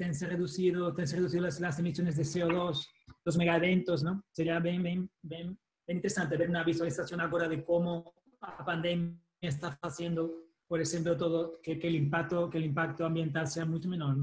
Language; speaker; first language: Portuguese; non-native, fluent; Spanish